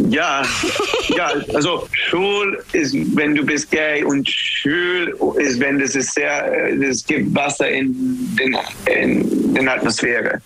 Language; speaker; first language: German; non-native, learner; English